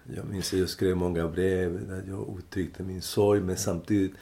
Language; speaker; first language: Swedish; non-native, fluent; Spanish